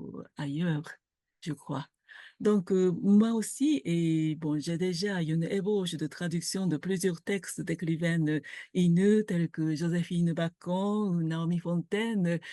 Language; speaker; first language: French; non-native, fluent; Japanese